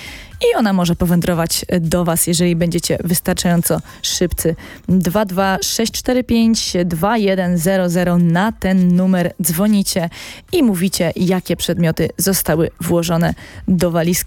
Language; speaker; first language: Polish; native; Polish